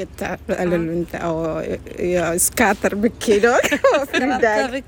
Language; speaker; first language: Swedish; non-native, learner; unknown